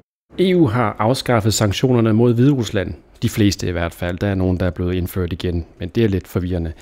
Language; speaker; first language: Danish; native; Danish